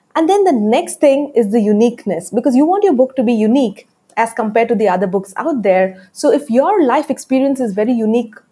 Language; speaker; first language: English; non-native, local second language; Tamil